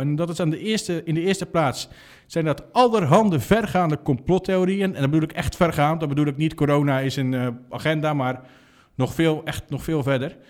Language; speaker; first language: Dutch; native; Dutch